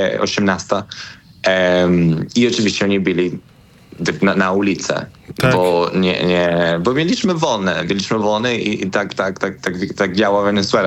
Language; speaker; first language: Polish; non-native, learner; Spanish